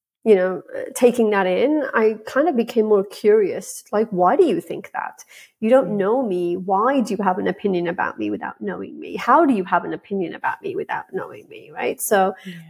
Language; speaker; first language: English; native; English